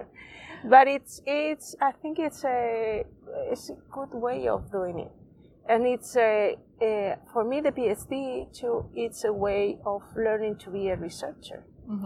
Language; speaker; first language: English; non-native, fluent; Spanish